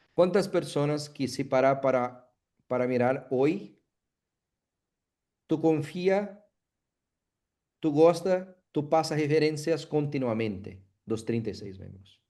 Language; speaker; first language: Spanish; non-native, learner; Portuguese